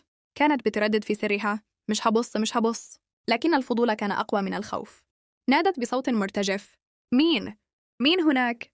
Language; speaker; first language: Arabic; native; Arabic